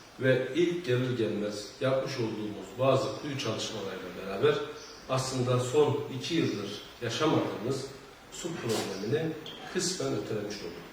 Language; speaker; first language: Turkish; native; Turkish